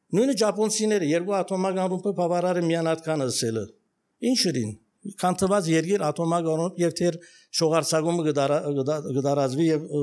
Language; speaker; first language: Armenian; early bilingual, heritage; Armenian